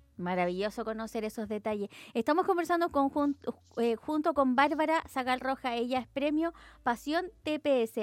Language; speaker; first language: Spanish; native; Spanish